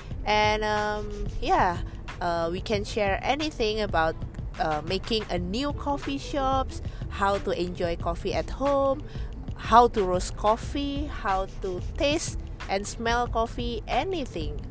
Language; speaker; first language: English; non-native, fluent; Indonesian